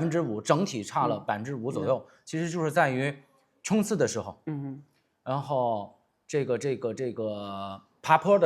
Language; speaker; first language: Chinese; native; Chinese